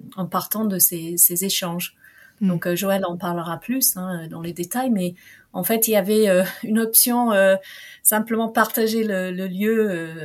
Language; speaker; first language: French; non-native, fluent; English